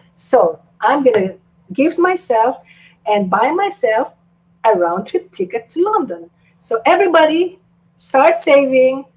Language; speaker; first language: English; non-native, local second language; Filipino